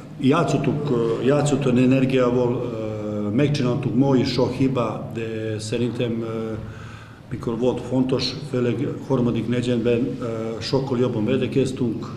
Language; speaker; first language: Hungarian; non-native, learner; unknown